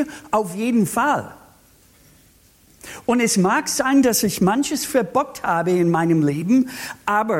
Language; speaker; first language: German; non-native, fluent; English